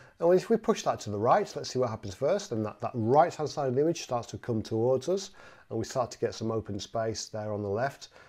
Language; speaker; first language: English; native; English